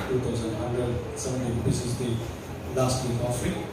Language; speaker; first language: English; non-native, local second language; Kannada